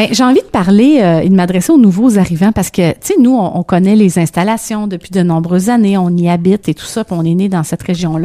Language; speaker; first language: French; native; French